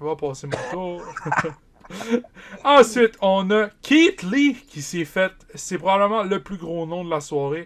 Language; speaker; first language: French; native; French